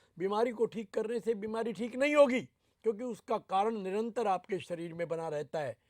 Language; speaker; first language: Hindi; native; Hindi